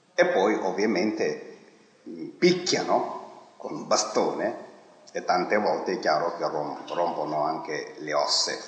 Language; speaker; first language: Italian; non-native, fluent; Tibetan